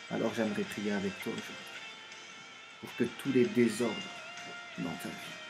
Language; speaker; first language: French; native; French